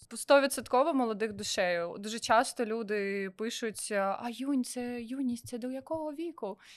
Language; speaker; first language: Ukrainian; non-native, local second language; Russian